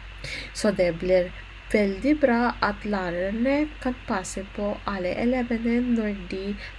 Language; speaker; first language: Norwegian; non-native, learner; Filipino